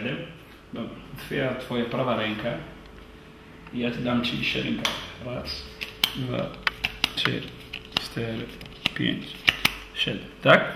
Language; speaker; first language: Polish; non-native, learner; Italian